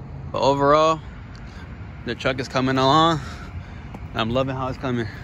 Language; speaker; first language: English; native; English